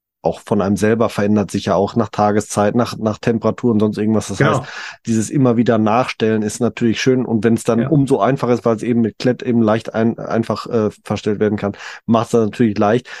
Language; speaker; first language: German; native; German